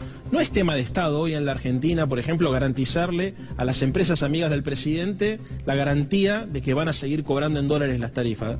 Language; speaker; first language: Spanish; native; Spanish